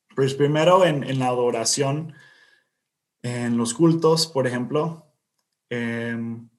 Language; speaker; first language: Spanish; non-native, fluent; English